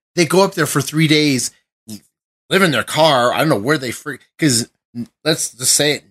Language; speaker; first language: English; native; English